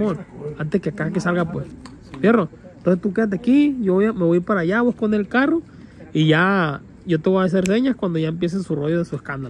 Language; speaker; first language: Spanish; native; Spanish